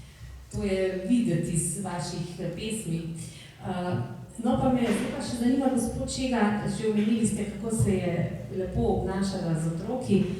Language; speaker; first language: Slovenian; native; Slovenian